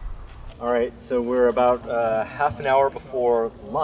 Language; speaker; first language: English; native; English